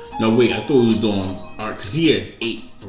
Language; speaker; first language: English; native; English